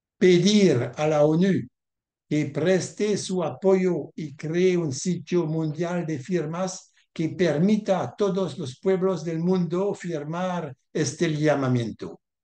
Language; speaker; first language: Spanish; non-native, learner; French